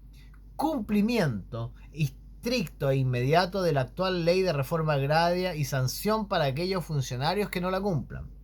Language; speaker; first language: Spanish; native; Spanish